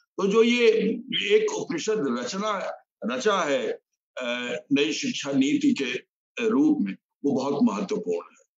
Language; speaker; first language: Hindi; non-native, local second language; Bhojpuri